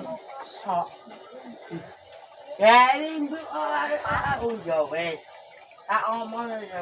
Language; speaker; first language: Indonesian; non-native, local second language; Javanese